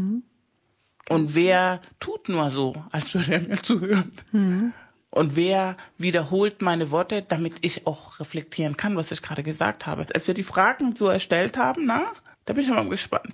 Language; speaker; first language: German; non-native, fluent; Spanish